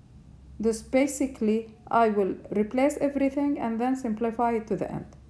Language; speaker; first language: English; non-native, fluent; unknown